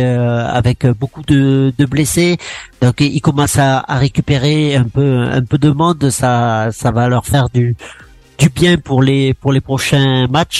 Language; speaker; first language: French; native; French